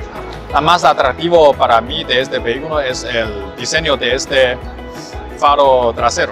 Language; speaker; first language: Spanish; non-native, learner; Chinese